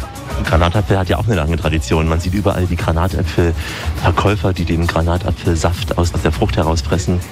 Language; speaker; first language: German; native; German